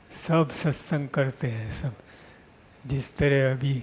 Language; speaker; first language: Hindi; non-native, local second language; Gujarati